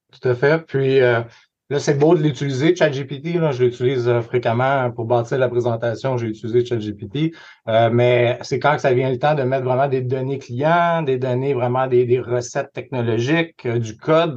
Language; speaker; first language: French; native; French